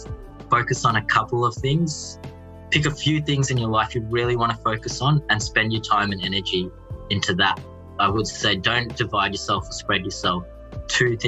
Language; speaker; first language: English; native; English